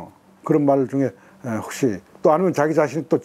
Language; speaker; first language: Korean; native; Korean